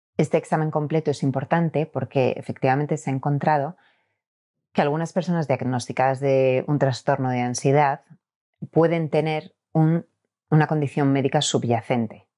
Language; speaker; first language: Spanish; native; Spanish